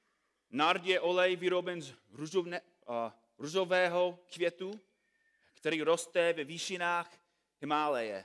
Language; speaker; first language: Czech; non-native, fluent; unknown